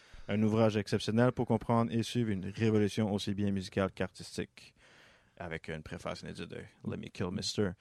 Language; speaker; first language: French; native; French